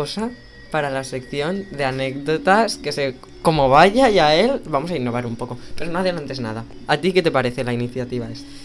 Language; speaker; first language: Spanish; native; Spanish